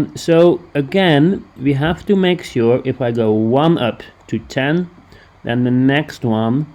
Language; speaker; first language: English; non-native, fluent; Dutch